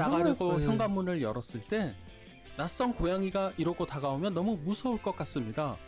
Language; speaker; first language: Korean; native; Korean